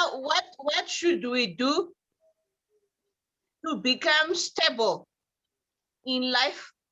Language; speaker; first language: English; non-native, learner; Thai